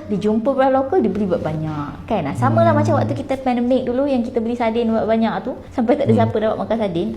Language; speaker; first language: Malay; native; Malay